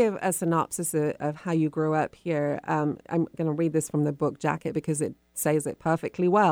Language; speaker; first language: English; native; English